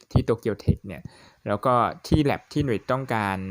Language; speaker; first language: Thai; native; Thai